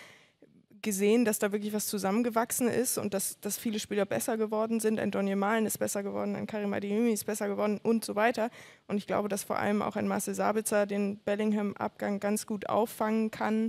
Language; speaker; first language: German; native; German